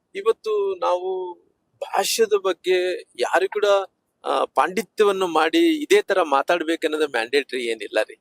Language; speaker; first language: Kannada; native; Kannada